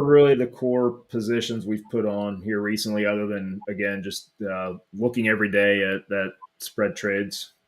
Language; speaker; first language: English; native; English